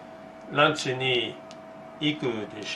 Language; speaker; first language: Japanese; non-native, learner; English